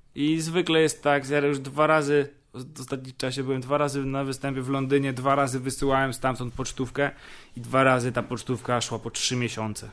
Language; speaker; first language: Polish; native; Polish